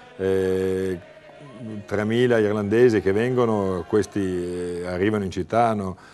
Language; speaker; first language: Italian; native; Italian